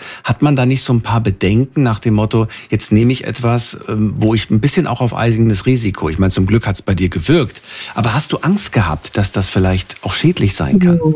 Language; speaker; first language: German; native; German